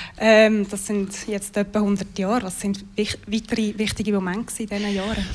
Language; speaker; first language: German; native; German